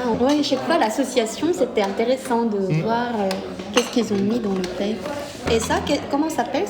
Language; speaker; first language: French; non-native, fluent; Korean